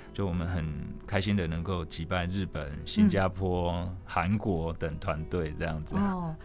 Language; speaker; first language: Chinese; non-native, local second language; Min Nan Chinese